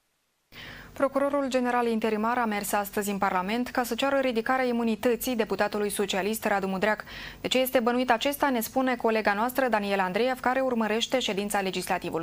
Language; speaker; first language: Romanian; native; Romanian